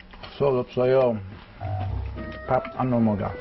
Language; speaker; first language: Korean; non-native, learner; English